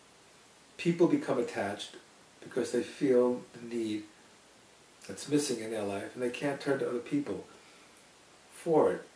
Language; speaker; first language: English; native; English